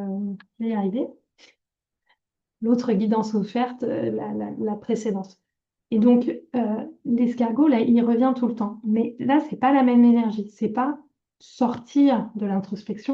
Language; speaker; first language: French; native; French